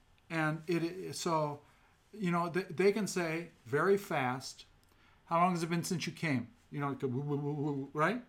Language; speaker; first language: English; native; English